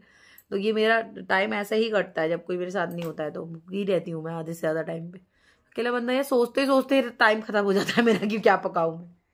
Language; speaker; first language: Hindi; native; Hindi